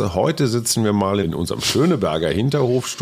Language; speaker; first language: German; native; German